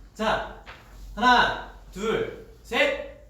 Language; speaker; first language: Korean; native; Korean